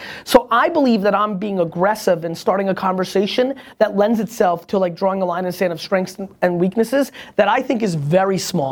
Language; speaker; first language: English; native; English